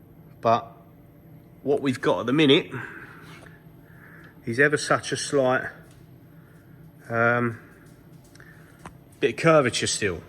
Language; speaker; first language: English; native; English